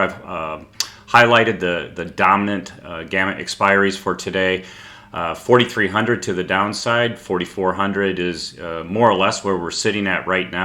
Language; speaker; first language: English; native; English